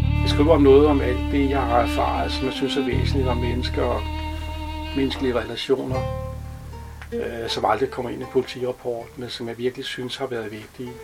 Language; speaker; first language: Danish; native; Danish